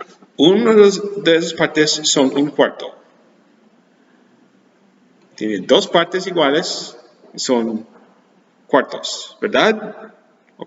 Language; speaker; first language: Spanish; non-native, learner; English